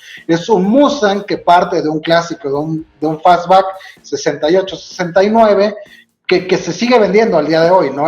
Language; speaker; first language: Spanish; native; Spanish